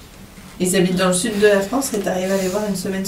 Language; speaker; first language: French; native; French